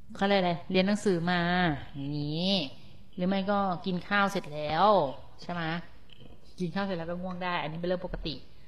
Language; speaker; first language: Thai; native; Thai